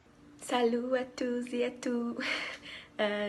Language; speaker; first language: French; non-native, learner; Portuguese